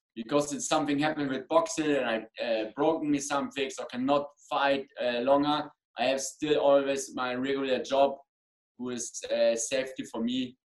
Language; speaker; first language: English; non-native, learner; German